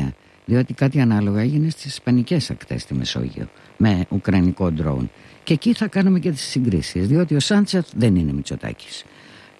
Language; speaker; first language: Greek; native; Greek